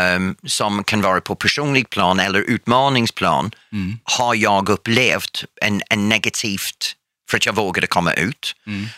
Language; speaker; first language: Swedish; non-native, fluent; English